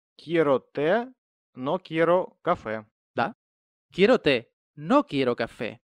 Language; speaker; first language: Spanish; non-native, fluent; Russian